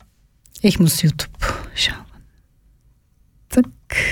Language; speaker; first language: German; non-native, learner; Georgian